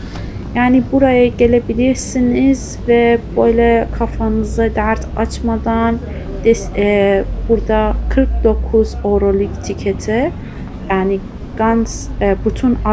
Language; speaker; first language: Turkish; non-native, fluent; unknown